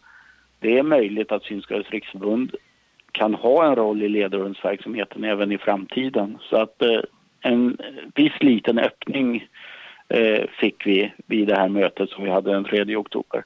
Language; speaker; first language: Swedish; native; Swedish